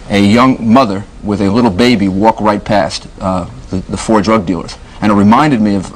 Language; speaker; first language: English; native; English